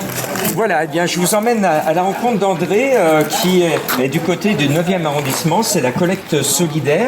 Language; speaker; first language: French; native; French